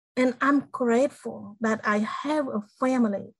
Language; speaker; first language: English; non-native, fluent; Khmer